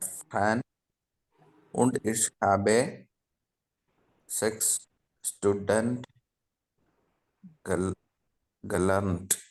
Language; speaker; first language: German; non-native, learner; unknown